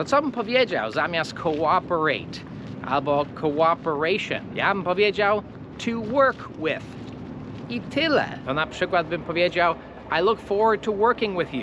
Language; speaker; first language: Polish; non-native, fluent; English